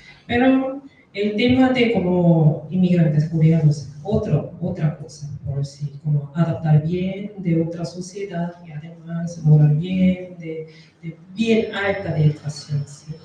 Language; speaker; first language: Spanish; non-native, learner; Korean